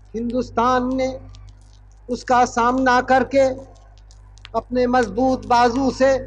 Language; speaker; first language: Hindi; native; Hindi